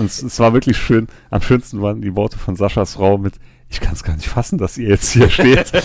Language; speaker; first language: German; native; German